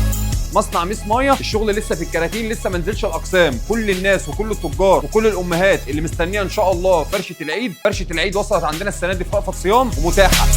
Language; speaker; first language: Arabic; native; Arabic